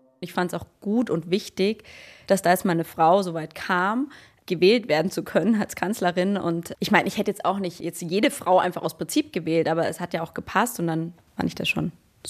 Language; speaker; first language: German; native; German